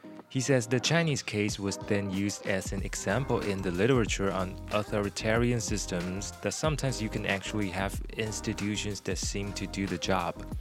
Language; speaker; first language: English; non-native, fluent; Chinese